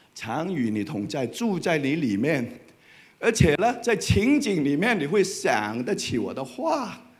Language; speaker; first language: Chinese; non-native, fluent; Cantonese